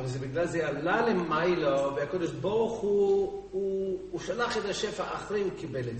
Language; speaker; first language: Hebrew; non-native, learner; English